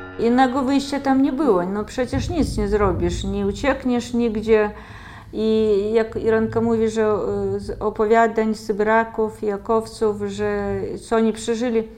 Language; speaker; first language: Polish; early bilingual, heritage; Polish